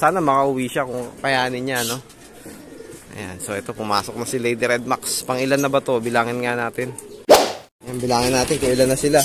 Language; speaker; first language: Filipino; native; Filipino